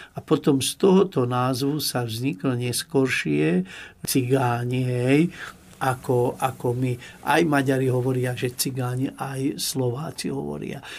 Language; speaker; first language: Slovak; non-native, local second language; Hungarian